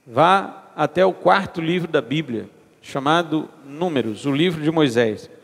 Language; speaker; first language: Portuguese; native; Portuguese